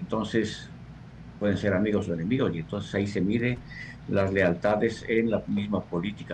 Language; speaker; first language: Spanish; native; Spanish